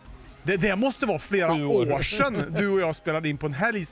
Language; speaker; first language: Swedish; native; Swedish